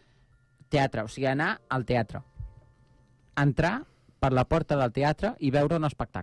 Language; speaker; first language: Catalan; native; Catalan